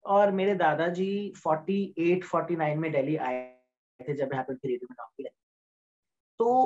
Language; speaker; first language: Hindi; native; Hindi